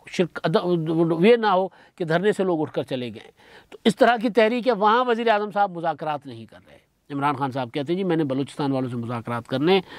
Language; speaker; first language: Urdu; non-native, local second language; Sindhi